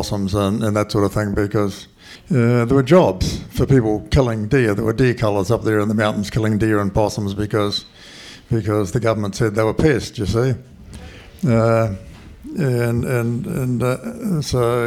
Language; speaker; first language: English; native; English